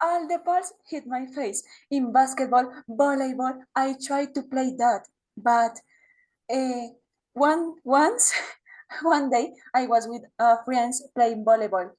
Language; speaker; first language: English; non-native, learner; Spanish